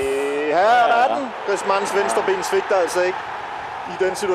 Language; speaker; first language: Danish; native; Danish